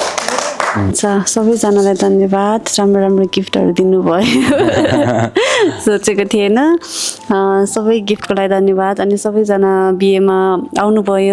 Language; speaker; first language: Nepali; non-native, local second language; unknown